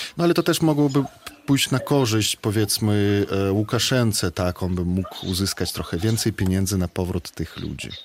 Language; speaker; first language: Polish; non-native, fluent; Belarusian